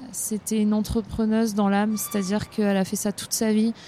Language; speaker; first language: French; native; French